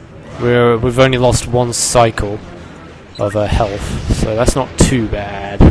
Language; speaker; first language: English; native; English